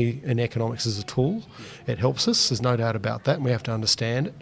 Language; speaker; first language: English; native; English